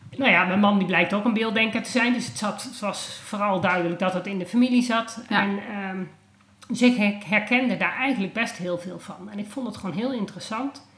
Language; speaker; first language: Dutch; native; Dutch